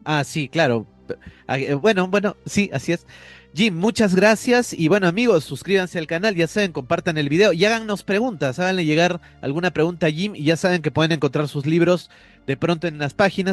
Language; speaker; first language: Spanish; native; Spanish